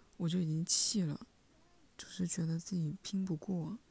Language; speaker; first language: Chinese; native; Chinese